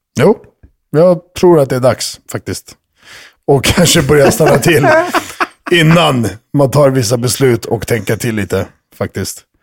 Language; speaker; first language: Swedish; native; Swedish